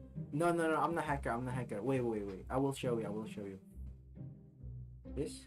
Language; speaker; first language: English; non-native, fluent; Indonesian